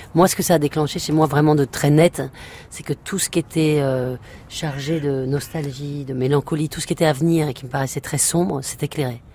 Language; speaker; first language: French; native; French